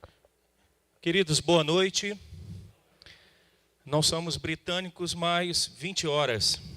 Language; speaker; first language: Portuguese; native; Portuguese